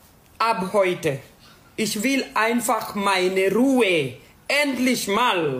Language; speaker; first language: German; non-native, learner; Swahili